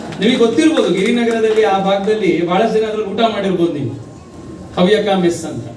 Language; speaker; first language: Kannada; native; Kannada